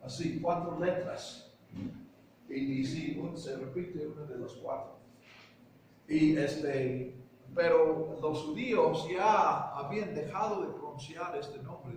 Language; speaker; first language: Spanish; non-native, fluent; English